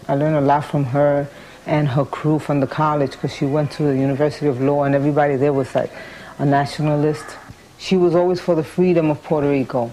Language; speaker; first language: English; early bilingual, other home language; Spanish